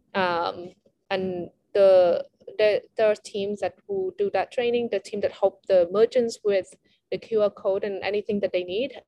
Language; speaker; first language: English; non-native, fluent; Vietnamese